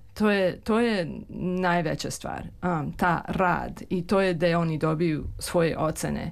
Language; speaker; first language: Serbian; early bilingual, heritage; Serbian